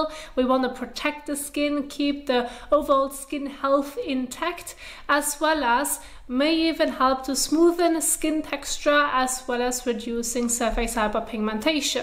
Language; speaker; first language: English; non-native, fluent; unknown